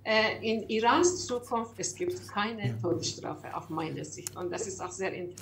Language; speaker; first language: German; non-native, learner; Persian